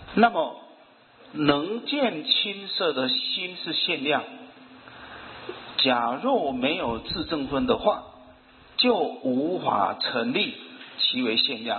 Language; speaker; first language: Chinese; native; Chinese